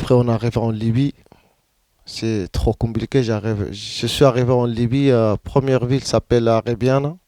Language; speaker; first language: French; non-native, learner; Arabic